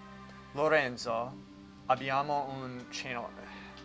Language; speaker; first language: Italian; non-native, learner; English